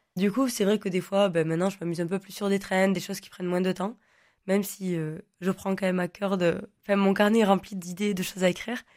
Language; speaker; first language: French; native; French